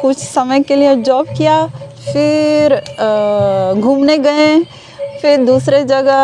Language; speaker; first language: Hindi; non-native, learner; Hebrew